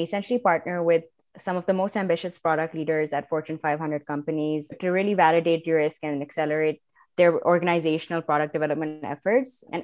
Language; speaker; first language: English; non-native, local second language; Urdu